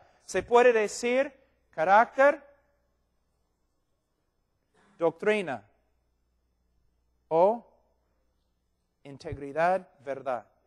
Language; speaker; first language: Spanish; non-native, fluent; English